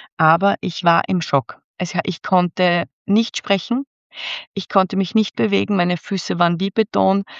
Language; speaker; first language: German; native; German